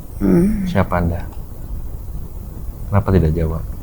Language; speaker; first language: Indonesian; native; Indonesian